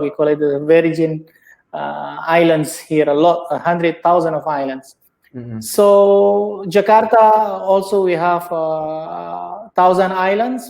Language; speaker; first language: English; non-native, learner; Indonesian